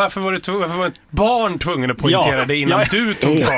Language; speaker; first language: Swedish; native; Swedish